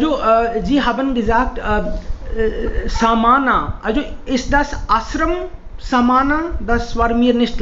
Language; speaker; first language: German; non-native, learner; Hindi